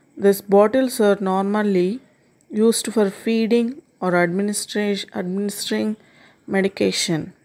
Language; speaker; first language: English; non-native, local second language; Telugu